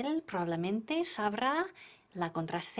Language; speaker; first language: Spanish; non-native, fluent; English